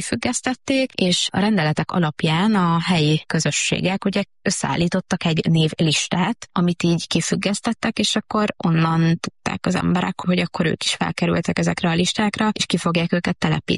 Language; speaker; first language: Hungarian; native; Hungarian